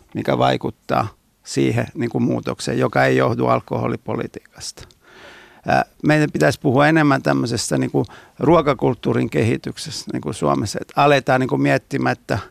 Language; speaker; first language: Finnish; non-native, fluent; Italian